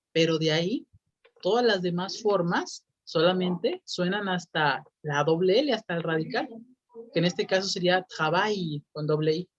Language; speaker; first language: Spanish; native; Spanish